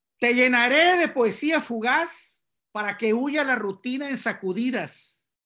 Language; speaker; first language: Spanish; native; Spanish